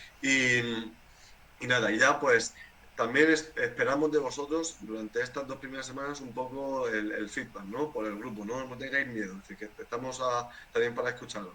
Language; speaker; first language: Spanish; native; Spanish